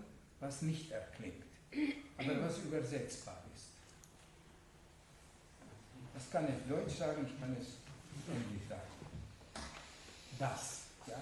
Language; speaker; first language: German; non-native, fluent; Hungarian